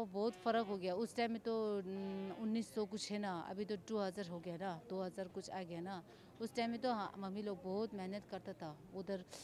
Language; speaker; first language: Hindi; non-native, local second language; Tibetan